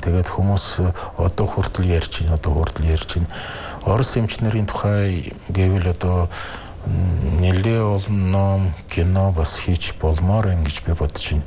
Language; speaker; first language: Mongolian; non-native, fluent; Russian